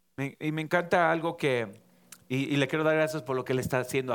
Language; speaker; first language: Spanish; native; Spanish